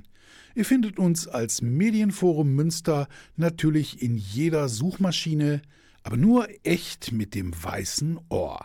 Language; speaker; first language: German; native; German